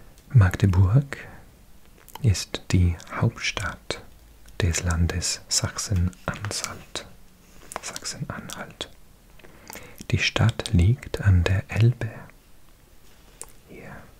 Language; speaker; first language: German; non-native, learner; English